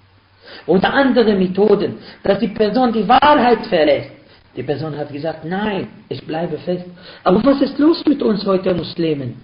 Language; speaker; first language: German; non-native, fluent; Arabic